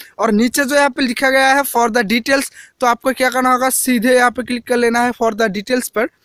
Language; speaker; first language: Hindi; non-native, local second language; Assamese